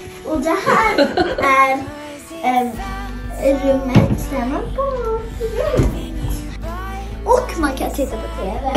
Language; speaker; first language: Swedish; early bilingual, other home language; Japanese